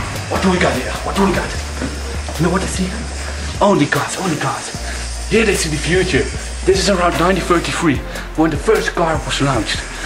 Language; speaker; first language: English; non-native, learner; Dutch